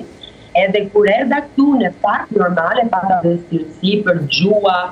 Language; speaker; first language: Albanian; non-native, learner; Italian